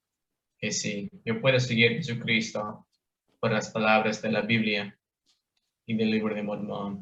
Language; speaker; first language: Spanish; non-native, fluent; English